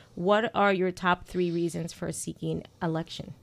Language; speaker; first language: English; native; English